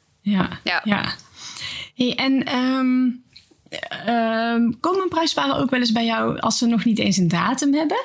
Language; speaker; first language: Dutch; native; Dutch